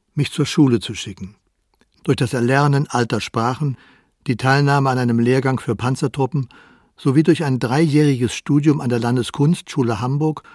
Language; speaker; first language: German; native; German